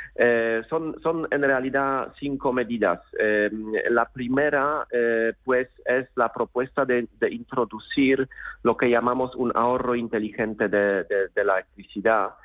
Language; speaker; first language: Spanish; non-native, fluent; Polish